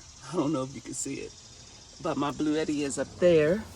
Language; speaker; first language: English; native; English